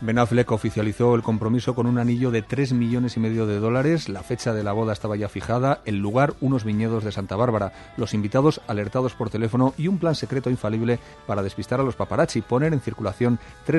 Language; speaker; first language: Spanish; native; Spanish